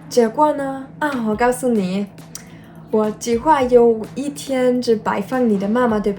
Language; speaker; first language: Chinese; non-native, learner; German